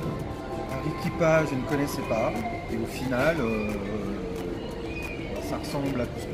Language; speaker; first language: French; native; French